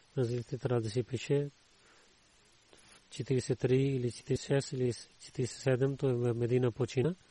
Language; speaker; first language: Bulgarian; non-native, learner; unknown